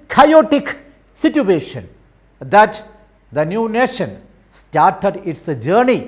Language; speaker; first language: English; non-native, local second language; Malayalam